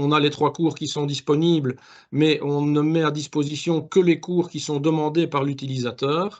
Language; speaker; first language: French; native; French